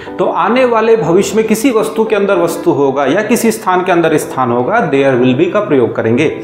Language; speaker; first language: Hindi; native; Hindi